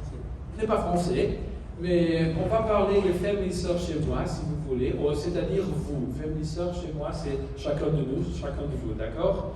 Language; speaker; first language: French; non-native, learner; Spanish